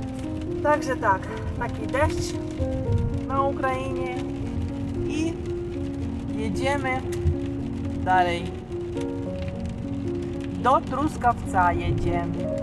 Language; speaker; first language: Polish; non-native, fluent; Ukrainian